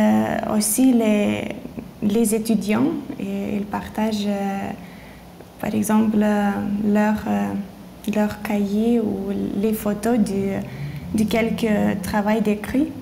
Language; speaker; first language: French; non-native, learner; Lithuanian